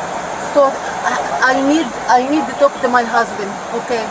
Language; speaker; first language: English; non-native, learner; Arabic